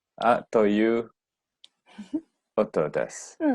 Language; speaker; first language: Japanese; non-native, learner; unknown